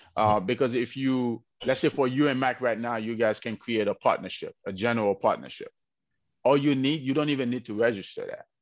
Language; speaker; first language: English; early bilingual, heritage; English